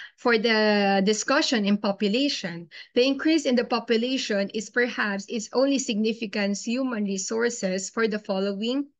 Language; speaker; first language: English; non-native, local second language; Filipino